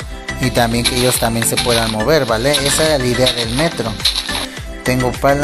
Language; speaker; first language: Spanish; native; Spanish